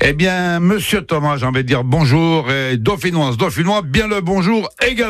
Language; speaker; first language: French; native; French